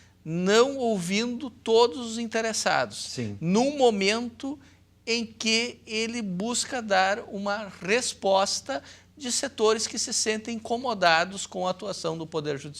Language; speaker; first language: Portuguese; native; Portuguese